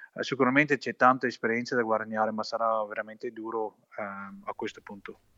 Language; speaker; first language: Italian; non-native, fluent; Afrikaans